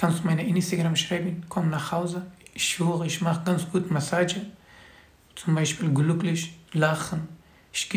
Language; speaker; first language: German; non-native, learner; Turkish